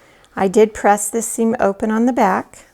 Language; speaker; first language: English; native; English